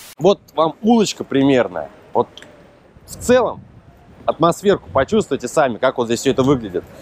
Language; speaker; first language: Russian; native; Russian